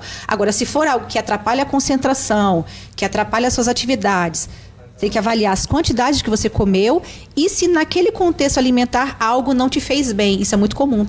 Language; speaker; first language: Portuguese; native; Portuguese